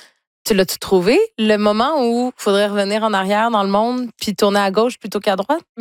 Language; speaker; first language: French; native; French